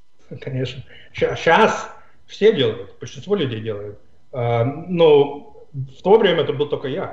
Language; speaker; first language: Russian; non-native, fluent; English